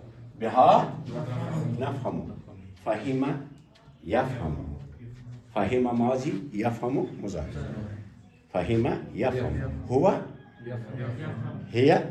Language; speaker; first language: Arabic; non-native, fluent; Urdu